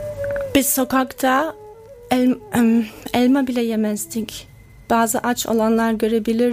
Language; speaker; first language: Turkish; early bilingual, heritage; Turkish